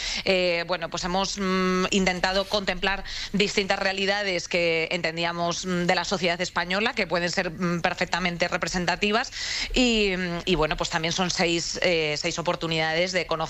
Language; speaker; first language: Spanish; native; Spanish